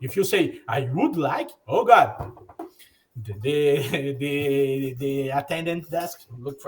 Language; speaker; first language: English; non-native, learner; Portuguese